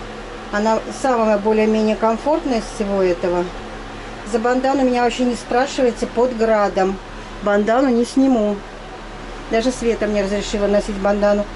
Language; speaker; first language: Russian; native; Russian